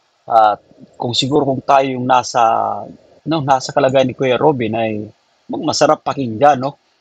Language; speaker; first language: Filipino; native; Filipino